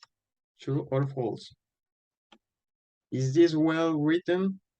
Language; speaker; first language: English; non-native, fluent; Spanish